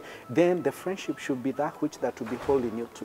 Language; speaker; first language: English; non-native, local second language; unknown